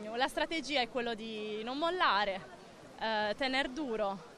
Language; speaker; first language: Italian; native; Italian